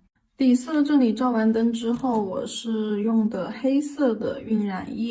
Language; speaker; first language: Chinese; native; Chinese